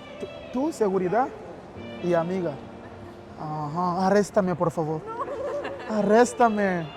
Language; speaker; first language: Spanish; non-native, learner; Haitian Creole